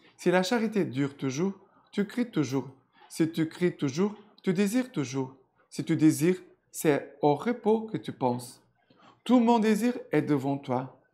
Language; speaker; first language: French; non-native, fluent; Portuguese